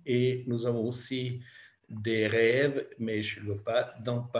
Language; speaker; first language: French; non-native, fluent; German